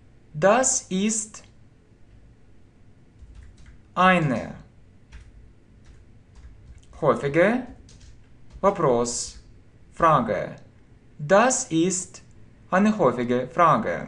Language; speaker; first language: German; non-native, fluent; Russian